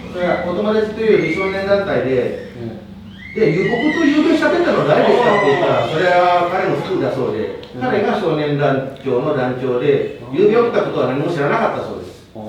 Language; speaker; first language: Japanese; non-native, fluent; Indonesian